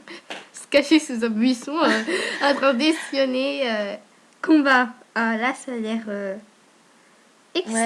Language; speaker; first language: French; native; French